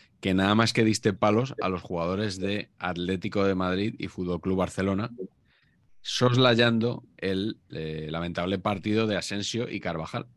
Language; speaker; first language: Spanish; native; Spanish